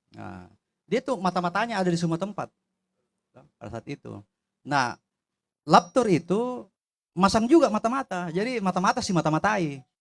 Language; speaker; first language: Indonesian; native; Indonesian